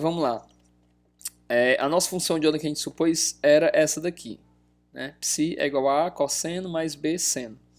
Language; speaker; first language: Portuguese; native; Portuguese